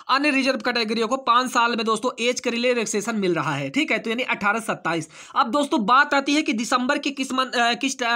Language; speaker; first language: Hindi; native; Hindi